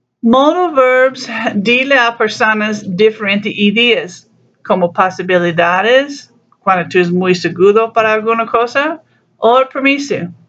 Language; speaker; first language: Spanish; non-native, learner; English